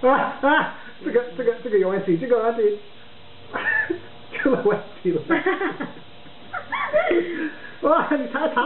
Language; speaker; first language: Chinese; non-native, learner; English